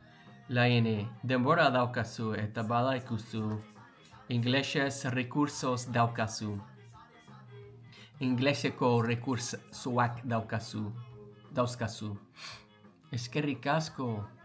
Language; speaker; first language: Basque; non-native, learner; English